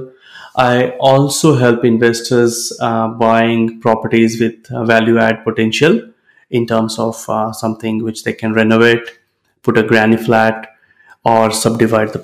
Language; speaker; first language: English; non-native, local second language; Hindi